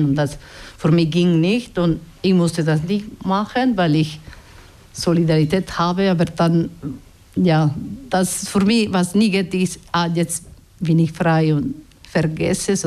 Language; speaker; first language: German; non-native, learner; Basque